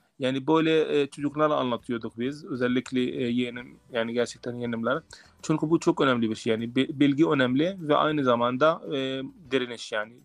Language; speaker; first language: Turkish; non-native, fluent; Arabic